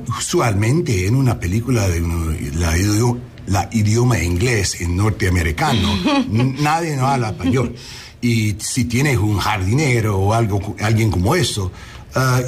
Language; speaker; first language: Spanish; non-native, learner; English